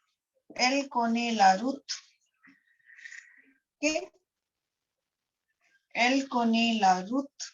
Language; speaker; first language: French; non-native, fluent; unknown